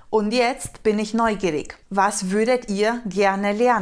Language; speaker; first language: German; non-native, fluent; Romanian